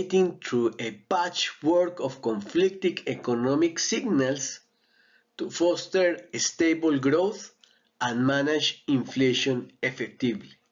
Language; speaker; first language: English; non-native, fluent; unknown